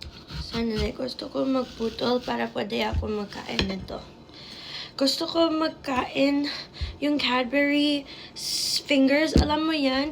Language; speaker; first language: Filipino; early bilingual, heritage; Filipino